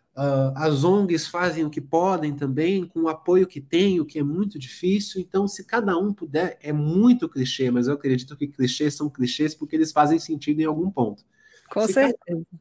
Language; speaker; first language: Portuguese; native; Portuguese